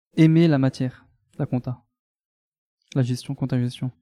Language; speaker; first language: French; native; French